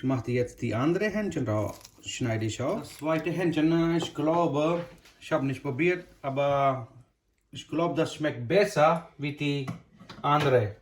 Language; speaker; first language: German; non-native, learner; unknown